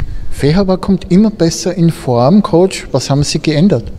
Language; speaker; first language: German; native; German